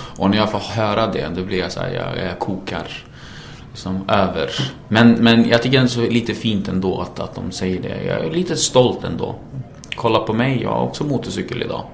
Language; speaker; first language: Swedish; early bilingual, other home language; Kurdish